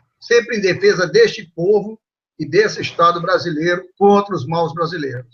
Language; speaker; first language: Portuguese; native; Portuguese